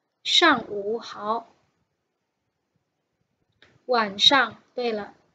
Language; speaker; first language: Chinese; non-native, fluent; Indonesian